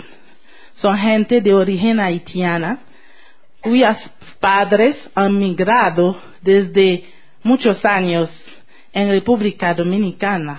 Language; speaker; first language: Spanish; non-native, fluent; Haitian Creole